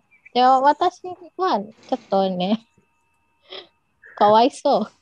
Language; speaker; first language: Japanese; non-native, learner; Indonesian